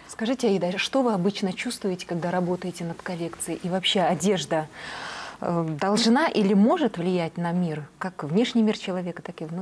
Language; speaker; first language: Russian; native; Russian